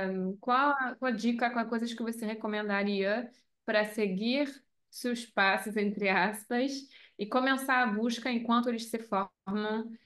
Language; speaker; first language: Portuguese; non-native, fluent; French